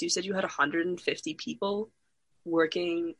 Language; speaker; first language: English; native; English